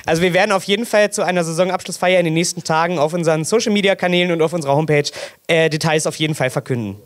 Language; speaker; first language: German; native; German